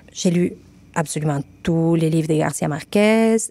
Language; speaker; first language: French; non-native, fluent; Spanish